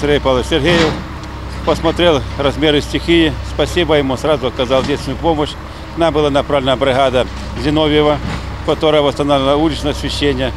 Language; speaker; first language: Russian; native; Russian